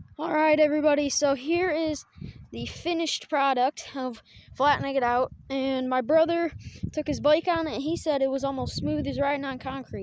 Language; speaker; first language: English; native; English